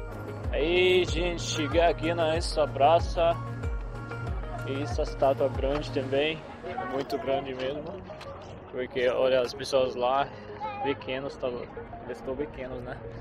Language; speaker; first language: Portuguese; non-native, fluent; Arabic